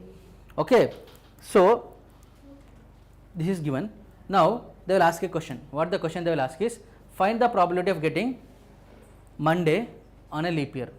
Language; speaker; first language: English; non-native, local second language; Telugu